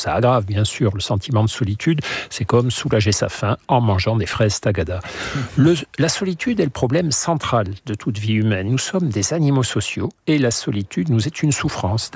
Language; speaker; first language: French; native; French